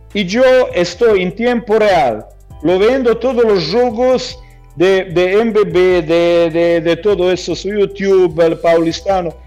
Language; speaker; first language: Spanish; non-native, fluent; Croatian